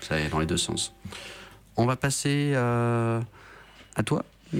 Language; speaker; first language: French; native; French